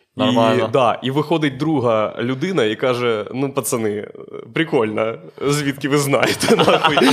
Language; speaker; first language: Ukrainian; native; Ukrainian